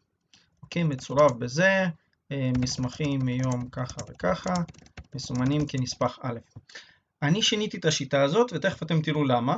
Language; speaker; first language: Hebrew; native; Hebrew